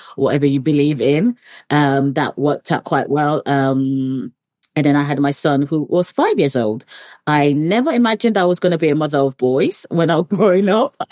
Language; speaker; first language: English; early bilingual, other home language; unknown